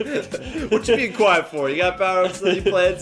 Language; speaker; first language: English; native; English